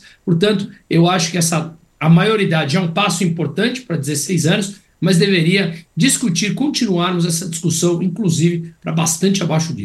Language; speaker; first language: Portuguese; native; Portuguese